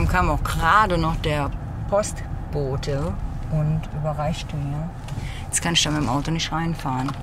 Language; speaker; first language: German; native; German